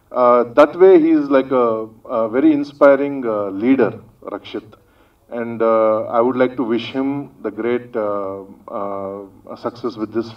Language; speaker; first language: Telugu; non-native, local second language; Kannada